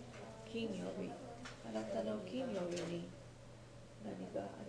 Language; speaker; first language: Japanese; non-native, learner; English